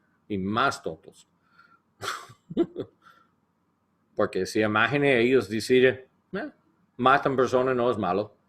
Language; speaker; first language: Spanish; non-native, learner; English